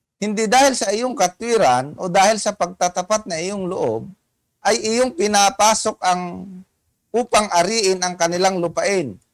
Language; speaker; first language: Filipino; native; Filipino